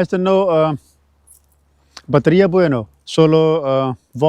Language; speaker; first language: Spanish; non-native, learner; Urdu